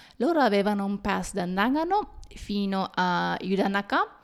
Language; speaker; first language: Italian; non-native, fluent; Japanese